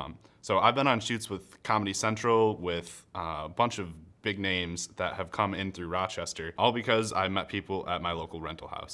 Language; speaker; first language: English; native; English